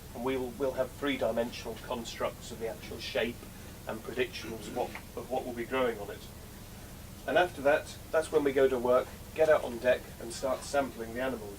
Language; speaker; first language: English; native; English